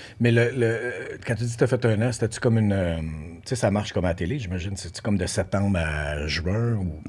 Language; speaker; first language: French; native; French